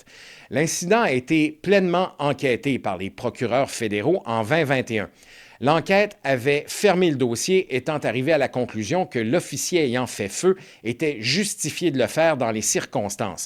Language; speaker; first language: French; native; French